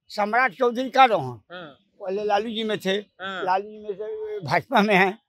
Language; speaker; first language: Hindi; native; Hindi